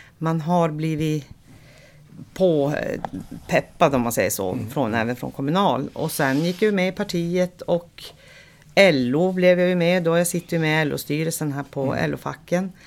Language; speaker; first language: Swedish; native; Swedish